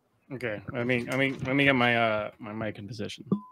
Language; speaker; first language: English; native; English